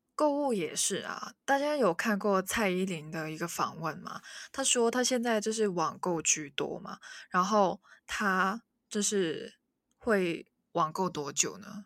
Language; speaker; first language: Chinese; non-native, local second language; Cantonese